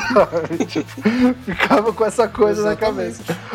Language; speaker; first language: Portuguese; native; Portuguese